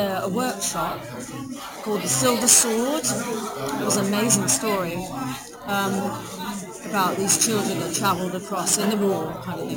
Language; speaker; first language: English; native; English